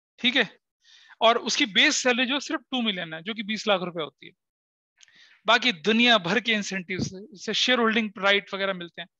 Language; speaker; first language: Hindi; native; Hindi